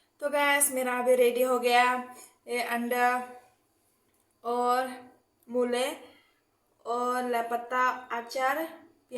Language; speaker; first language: Hindi; non-native, local second language; Bodo